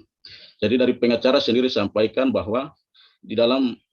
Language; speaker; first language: Indonesian; native; Indonesian